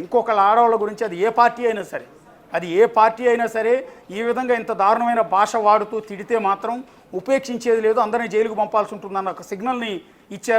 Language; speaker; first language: Telugu; native; Telugu